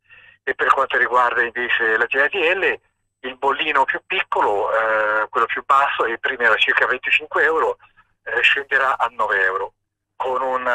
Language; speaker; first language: Italian; native; Italian